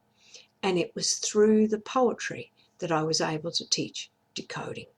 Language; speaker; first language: English; native; English